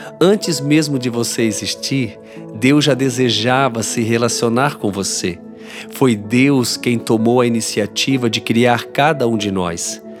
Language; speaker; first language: Portuguese; native; Portuguese